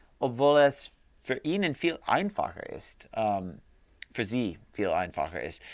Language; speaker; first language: German; non-native, learner; English